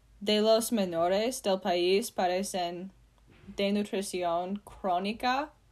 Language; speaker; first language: Spanish; non-native, learner; English